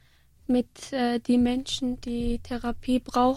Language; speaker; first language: German; non-native, learner; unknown